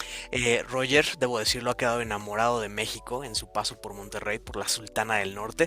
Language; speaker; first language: Spanish; native; Spanish